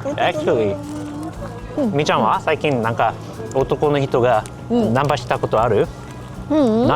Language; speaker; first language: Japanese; non-native, fluent; English